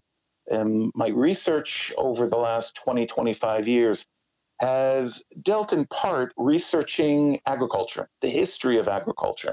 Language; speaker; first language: English; native; English